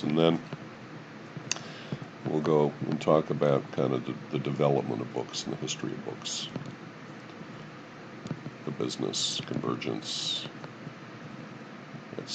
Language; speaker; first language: English; native; English